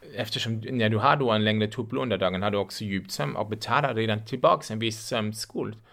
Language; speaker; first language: Swedish; non-native, fluent; German